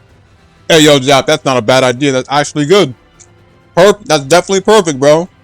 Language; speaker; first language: English; native; English